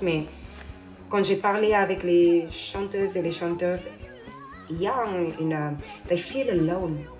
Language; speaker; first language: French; non-native, learner; English